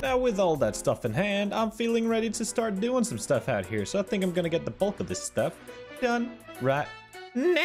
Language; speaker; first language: English; native; English